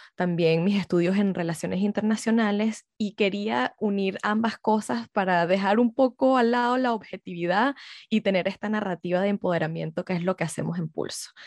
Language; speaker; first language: Spanish; early bilingual, heritage; Spanish